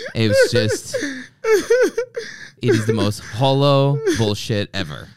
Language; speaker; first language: English; native; English